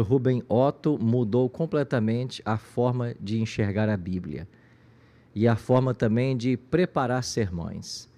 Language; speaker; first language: Portuguese; native; Portuguese